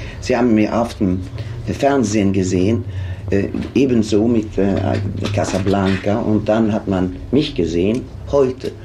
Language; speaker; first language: German; non-native, fluent; Swedish